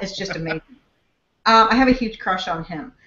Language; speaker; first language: English; native; English